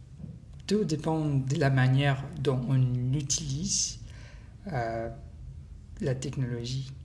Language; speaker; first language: French; non-native, learner; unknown